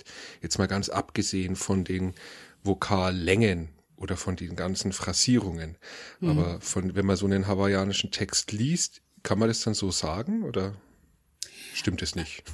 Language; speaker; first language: German; native; German